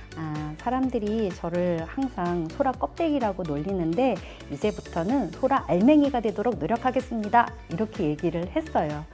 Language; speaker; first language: Korean; native; Korean